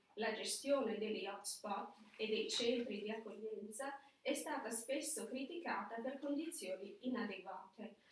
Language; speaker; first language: Italian; non-native, fluent; Albanian